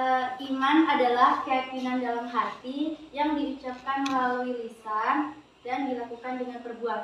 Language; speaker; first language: Indonesian; native; Indonesian